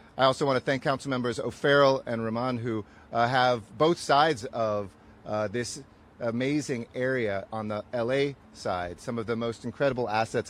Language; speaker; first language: English; native; English